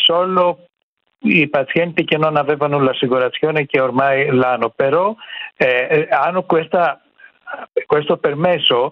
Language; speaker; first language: Italian; non-native, fluent; Greek